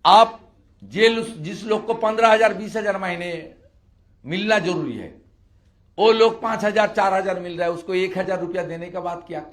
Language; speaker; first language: Hindi; non-native, local second language; Bangla